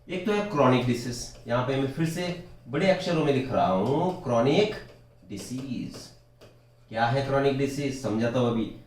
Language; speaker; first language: Hindi; non-native, local second language; Marathi